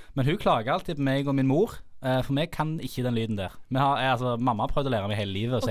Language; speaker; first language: Norwegian; native; Norwegian